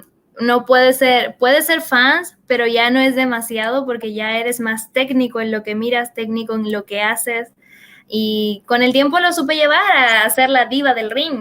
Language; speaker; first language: Spanish; native; Spanish